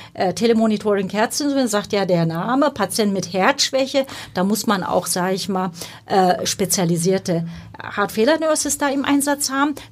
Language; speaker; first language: German; non-native, fluent; Turkish